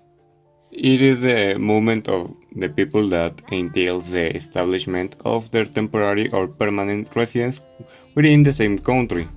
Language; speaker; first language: English; non-native, learner; Spanish